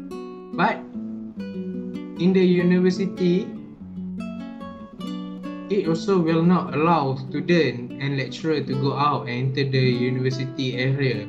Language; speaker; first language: English; non-native, learner; Malay